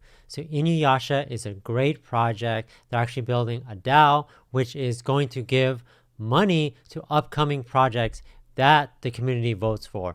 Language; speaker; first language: English; native; English